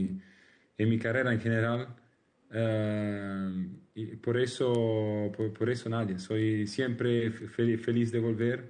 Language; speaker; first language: Spanish; non-native, learner; Italian